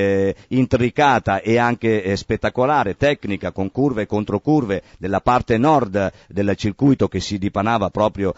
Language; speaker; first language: Italian; native; Italian